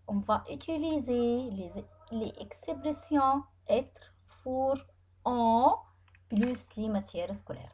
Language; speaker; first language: French; non-native, fluent; Arabic